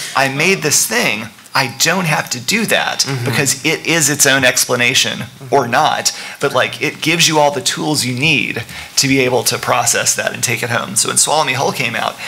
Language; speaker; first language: English; native; English